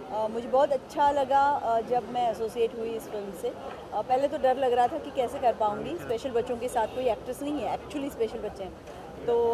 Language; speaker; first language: Hindi; native; Hindi